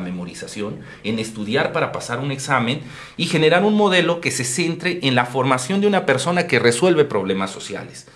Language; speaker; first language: Spanish; native; Spanish